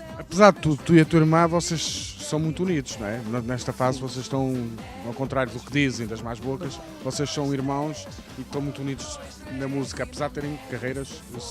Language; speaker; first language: Portuguese; native; Portuguese